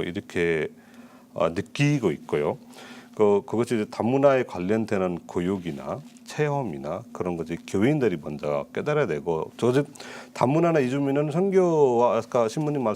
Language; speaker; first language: Korean; non-native, fluent; Nepali